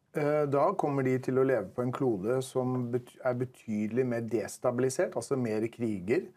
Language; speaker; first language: Norwegian; native; Norwegian